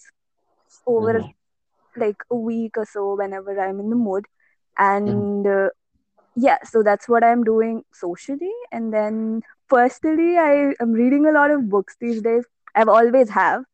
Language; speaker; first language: English; non-native, local second language; Malayalam